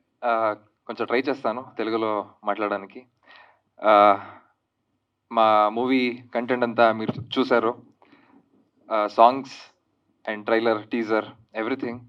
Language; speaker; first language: Telugu; non-native, learner; Kannada